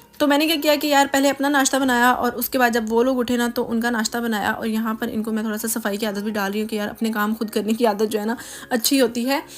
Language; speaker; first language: Urdu; native; Urdu